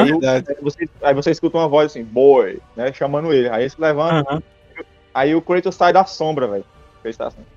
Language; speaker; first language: Portuguese; native; Portuguese